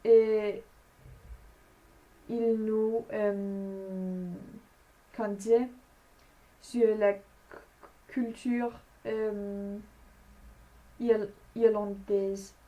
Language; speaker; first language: French; non-native, learner; Danish